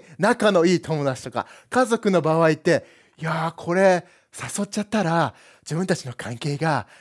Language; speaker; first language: Japanese; early bilingual, heritage; Japanese